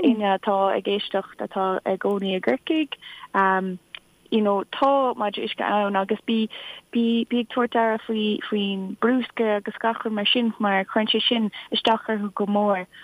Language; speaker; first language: Irish; non-native, local second language; English